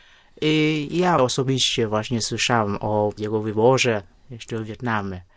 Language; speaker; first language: Polish; non-native, fluent; Vietnamese